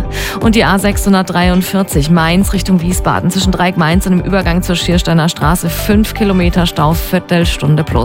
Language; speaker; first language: German; native; German